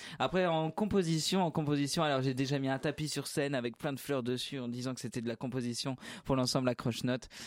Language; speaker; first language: French; native; French